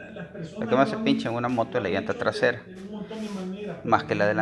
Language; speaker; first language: Spanish; native; Spanish